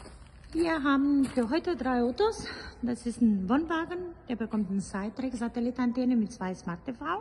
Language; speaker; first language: German; native; German